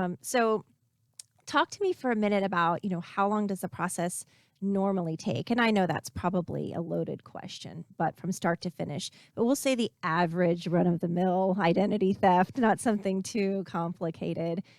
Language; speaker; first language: English; native; English